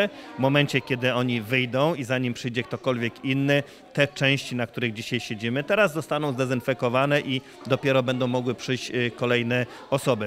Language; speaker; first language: Polish; native; Polish